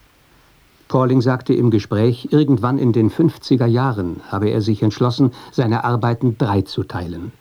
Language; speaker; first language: German; native; German